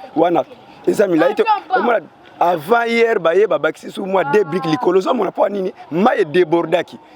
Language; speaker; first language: Lingala; native; Lingala